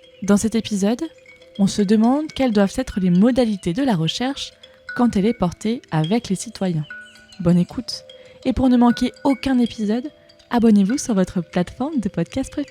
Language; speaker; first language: French; native; French